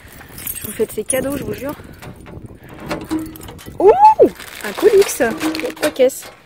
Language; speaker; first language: French; native; French